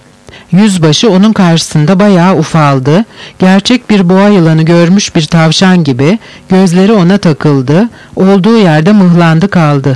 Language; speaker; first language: Turkish; native; Turkish